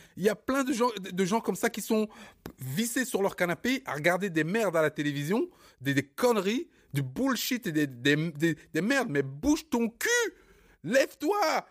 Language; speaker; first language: French; early bilingual, other home language; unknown